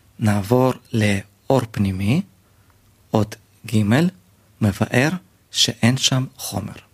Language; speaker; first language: Hebrew; native; Hebrew